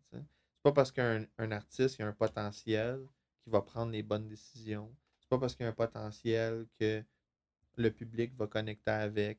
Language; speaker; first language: French; native; French